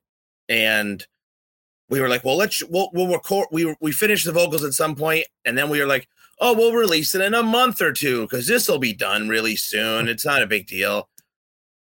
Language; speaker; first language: English; native; English